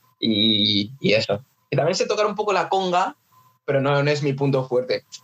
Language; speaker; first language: Spanish; early bilingual, other home language; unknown